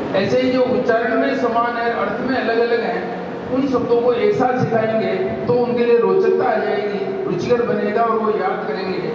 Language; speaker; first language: Hindi; native; Hindi